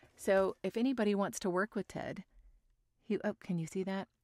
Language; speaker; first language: English; native; English